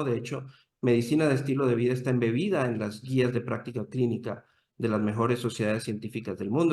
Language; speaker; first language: Spanish; native; Spanish